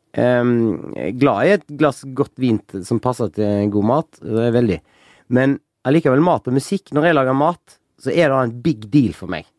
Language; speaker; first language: Norwegian; native; Norwegian